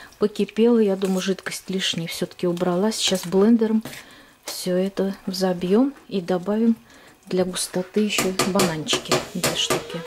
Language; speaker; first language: Russian; native; Russian